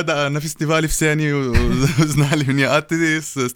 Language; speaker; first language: Russian; non-native, learner; Arabic